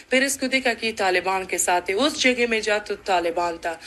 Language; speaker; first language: Hindi; non-native, learner; Persian